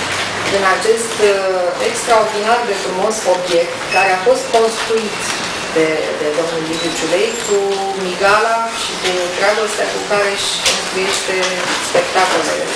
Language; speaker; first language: Romanian; native; Romanian